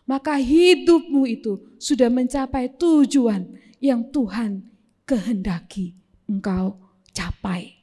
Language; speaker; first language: Indonesian; native; Indonesian